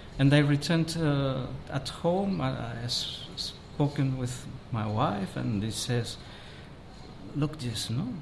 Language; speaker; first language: English; non-native, learner; Spanish